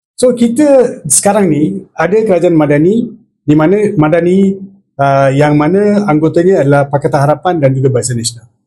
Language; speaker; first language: Malay; non-native, local second language; Tamil